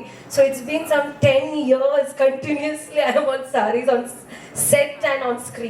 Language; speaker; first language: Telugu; non-native, fluent; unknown